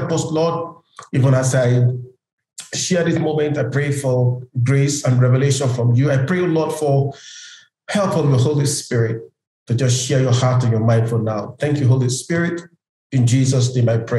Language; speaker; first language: English; non-native, local second language; Yoruba